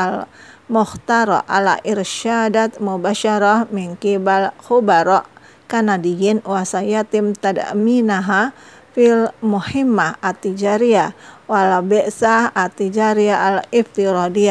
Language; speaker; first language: Arabic; non-native, learner; Indonesian